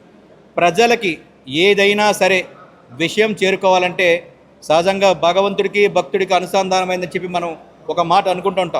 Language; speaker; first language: Telugu; native; Telugu